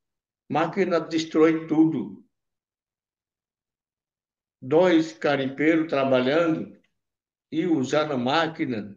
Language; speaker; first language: Portuguese; non-native, local second language; Yanomámi